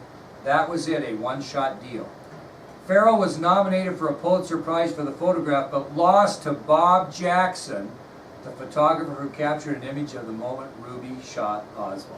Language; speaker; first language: English; native; English